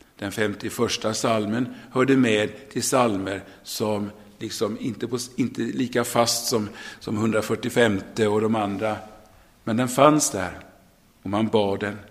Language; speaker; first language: Swedish; native; Swedish